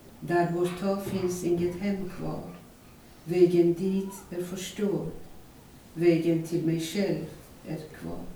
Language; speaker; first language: Swedish; non-native, fluent; Persian